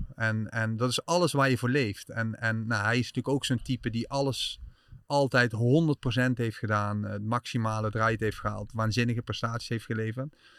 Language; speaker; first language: Dutch; native; Dutch